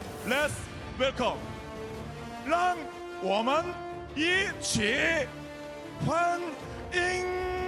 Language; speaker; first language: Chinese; non-native, learner; Korean